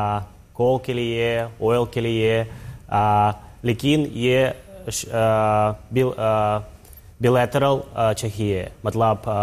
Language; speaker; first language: Hindi; non-native, learner; Russian